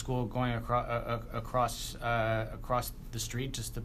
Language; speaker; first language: English; native; English